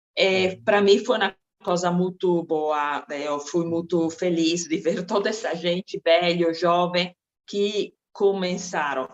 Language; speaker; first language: Portuguese; non-native, fluent; Italian